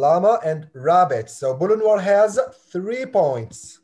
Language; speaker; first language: English; non-native, fluent; Arabic